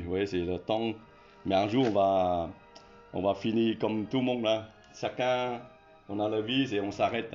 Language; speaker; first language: French; non-native, learner; Chinese